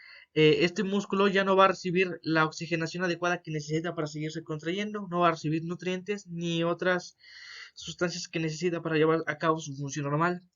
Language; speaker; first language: Spanish; native; Spanish